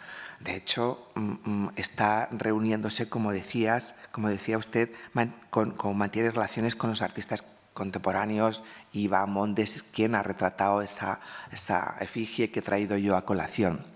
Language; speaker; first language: Spanish; native; Spanish